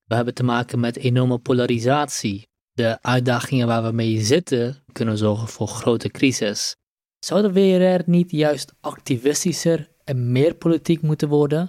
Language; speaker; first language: Dutch; native; Dutch